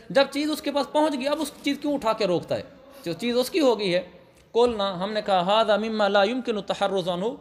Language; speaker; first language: Urdu; native; Urdu